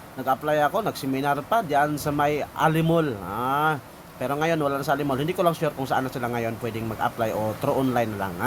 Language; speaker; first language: Filipino; non-native, local second language; Cebuano